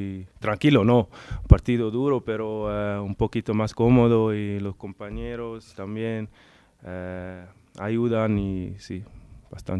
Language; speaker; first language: Spanish; non-native, learner; English